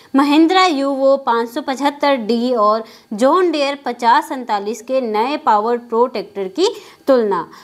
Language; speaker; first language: Hindi; native; Hindi